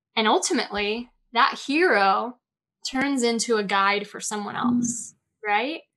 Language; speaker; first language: English; native; English